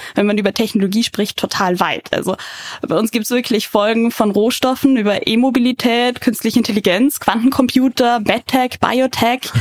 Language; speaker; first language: German; native; German